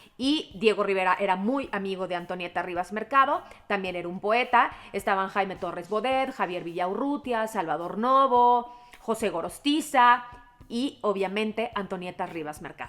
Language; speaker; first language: Spanish; native; Spanish